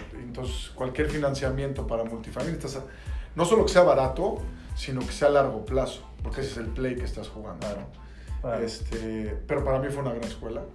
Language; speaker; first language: Spanish; native; Spanish